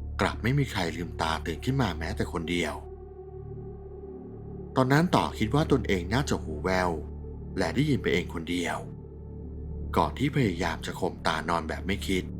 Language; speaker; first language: Thai; native; Thai